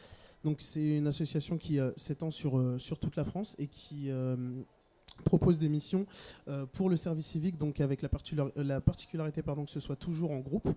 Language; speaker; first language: French; native; French